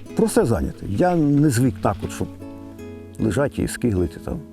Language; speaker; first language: Ukrainian; native; Ukrainian